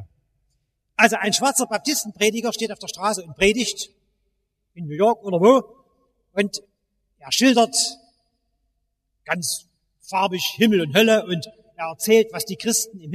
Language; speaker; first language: German; native; German